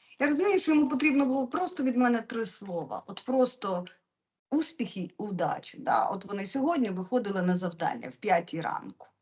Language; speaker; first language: Ukrainian; non-native, local second language; Russian